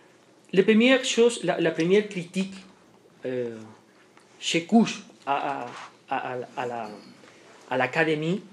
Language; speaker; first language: French; non-native, fluent; Spanish